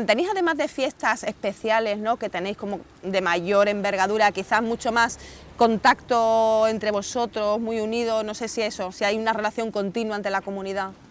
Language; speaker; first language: Spanish; native; Spanish